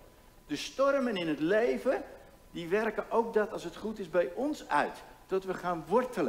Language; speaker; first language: Dutch; native; Dutch